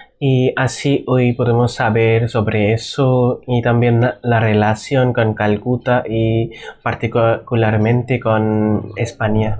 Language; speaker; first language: Spanish; non-native, learner; Bangla